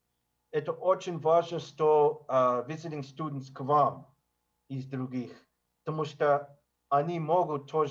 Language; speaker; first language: Russian; non-native, learner; English